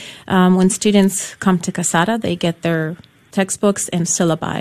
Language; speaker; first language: English; non-native, fluent; Polish